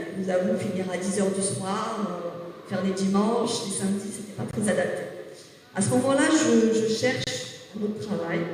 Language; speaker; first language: French; native; French